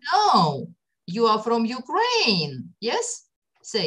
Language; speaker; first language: English; non-native, fluent; Ukrainian